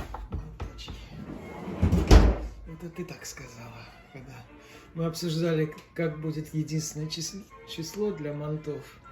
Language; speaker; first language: Russian; native; Russian